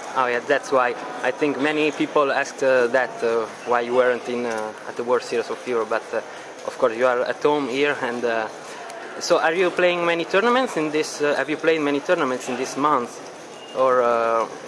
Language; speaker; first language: English; non-native, fluent; Italian